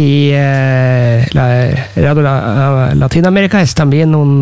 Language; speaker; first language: Spanish; non-native, learner; Norwegian